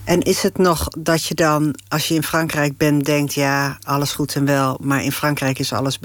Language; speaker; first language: Dutch; native; Dutch